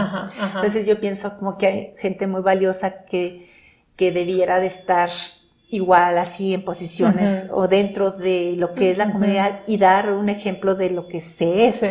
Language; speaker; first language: Spanish; non-native, local second language; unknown